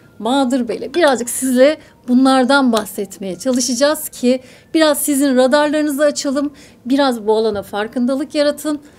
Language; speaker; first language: Turkish; native; Turkish